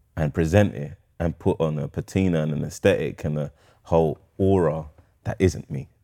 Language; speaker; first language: English; native; English